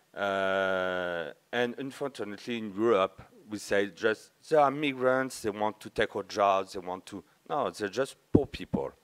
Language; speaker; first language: English; non-native, learner; French